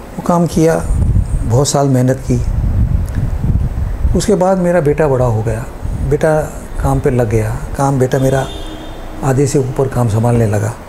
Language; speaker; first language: Hindi; non-native, local second language; Gujarati